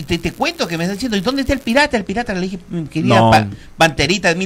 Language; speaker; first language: Spanish; native; Spanish